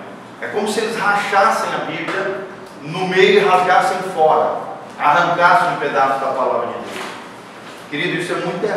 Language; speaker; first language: Portuguese; native; Portuguese